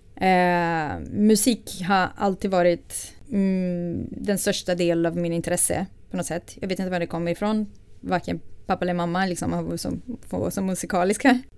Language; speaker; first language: Swedish; non-native, fluent; Portuguese